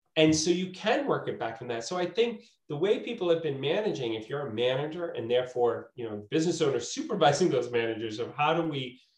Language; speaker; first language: English; native; English